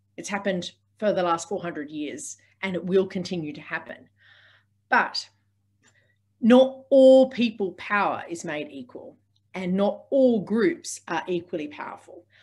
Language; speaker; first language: English; native; English